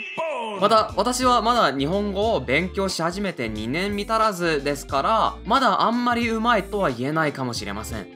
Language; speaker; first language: Japanese; non-native, fluent; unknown